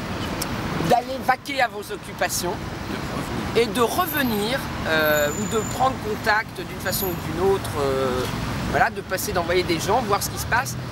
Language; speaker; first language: French; native; French